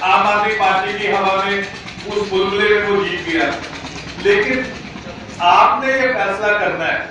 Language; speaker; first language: Hindi; non-native, local second language; Punjabi